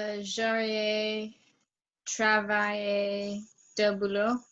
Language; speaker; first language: French; non-native, learner; English